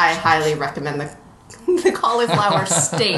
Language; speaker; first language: English; native; English